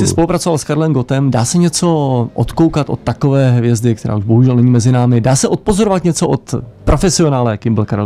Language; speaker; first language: Czech; native; Czech